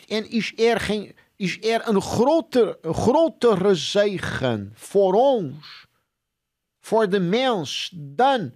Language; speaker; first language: Dutch; non-native, fluent; Portuguese